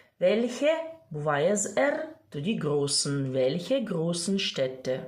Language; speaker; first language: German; non-native, fluent; Ukrainian